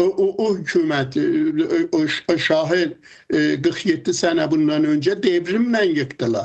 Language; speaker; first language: Turkish; non-native, fluent; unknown